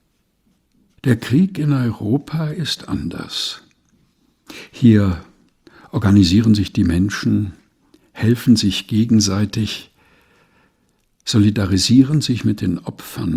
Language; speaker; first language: German; non-native, fluent; Portuguese